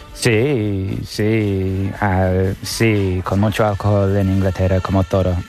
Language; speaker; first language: Spanish; non-native, fluent; English